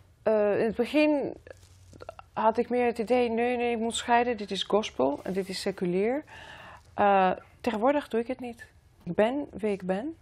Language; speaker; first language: Dutch; non-native, fluent; Greek